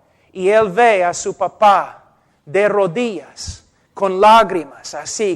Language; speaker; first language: Spanish; non-native, fluent; English